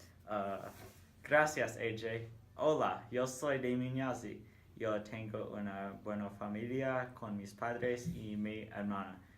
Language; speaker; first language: Spanish; non-native, learner; English